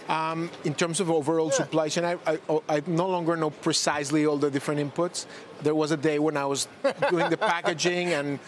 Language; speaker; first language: English; non-native, fluent; Spanish